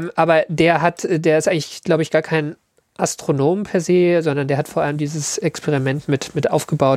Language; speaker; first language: German; native; German